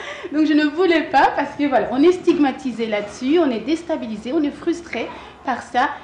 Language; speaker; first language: French; early bilingual, other home language; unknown